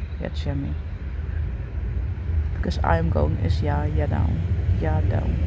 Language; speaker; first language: Polish; non-native, learner; Dutch